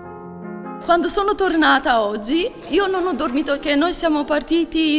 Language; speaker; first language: Italian; non-native, learner; Albanian